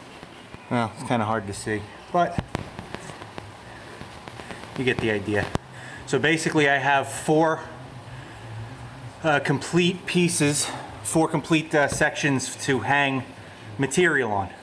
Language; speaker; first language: English; native; English